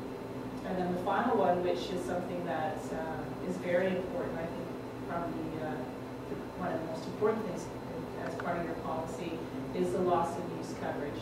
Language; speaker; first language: English; native; English